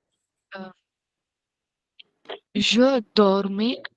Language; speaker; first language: French; non-native, learner; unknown